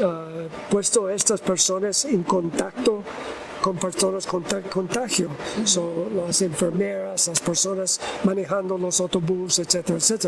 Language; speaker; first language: Spanish; non-native, learner; English